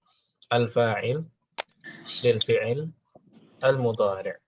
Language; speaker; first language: Arabic; non-native, fluent; Indonesian